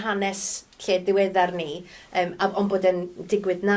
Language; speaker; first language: Welsh; native; Welsh